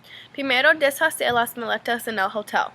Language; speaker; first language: Spanish; non-native, learner; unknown